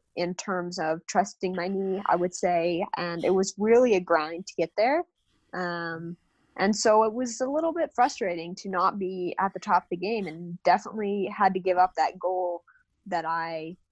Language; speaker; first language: English; native; English